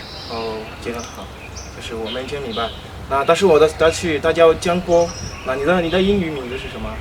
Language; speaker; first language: Chinese; non-native, learner; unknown